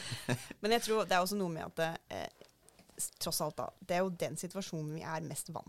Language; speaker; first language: Norwegian; native; Norwegian